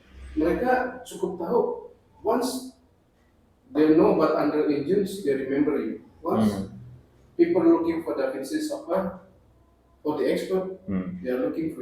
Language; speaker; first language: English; non-native, fluent; Indonesian